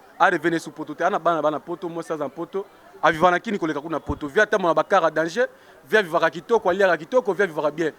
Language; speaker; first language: Lingala; native; Lingala